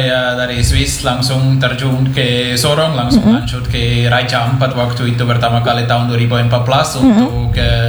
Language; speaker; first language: Indonesian; non-native, fluent; Swiss German